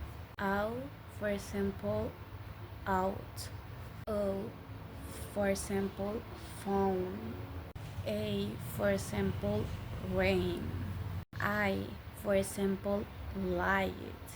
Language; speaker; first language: English; non-native, learner; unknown